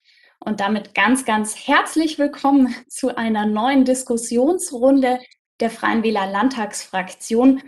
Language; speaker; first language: German; native; German